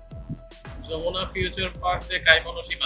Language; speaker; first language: Japanese; non-native, learner; Bangla